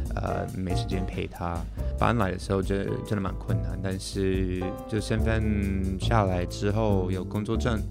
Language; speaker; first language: Chinese; non-native, fluent; English